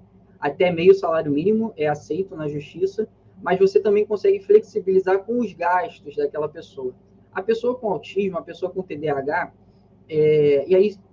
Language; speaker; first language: Portuguese; native; Portuguese